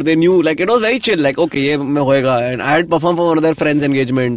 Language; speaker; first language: English; non-native, local second language; Hindi